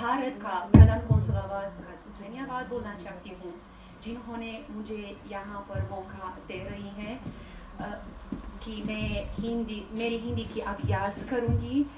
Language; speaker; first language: Hindi; non-native, fluent; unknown